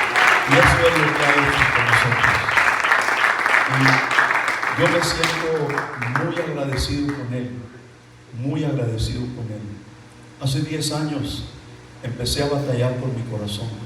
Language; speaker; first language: Spanish; native; Spanish